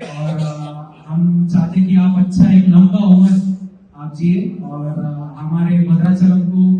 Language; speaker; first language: Hindi; non-native, local second language; Telugu